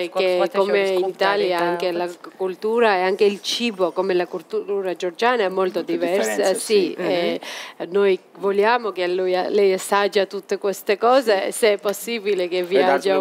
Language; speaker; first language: Italian; non-native, fluent; Georgian